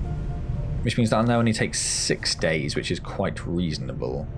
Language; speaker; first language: English; native; English